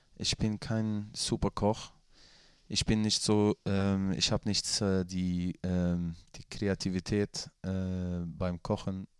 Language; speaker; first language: German; non-native, fluent; Swedish